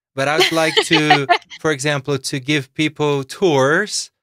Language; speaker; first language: English; non-native, fluent; Portuguese